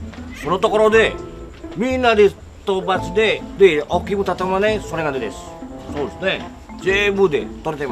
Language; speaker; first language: Japanese; non-native, learner; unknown